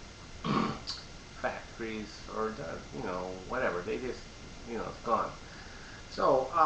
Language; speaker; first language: English; native; English